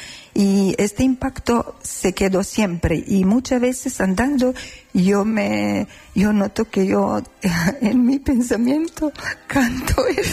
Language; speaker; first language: Spanish; non-native, fluent; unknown